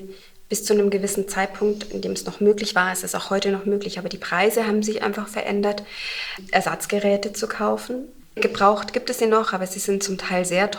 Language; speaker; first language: German; native; German